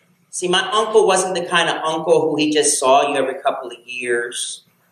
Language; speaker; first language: English; native; English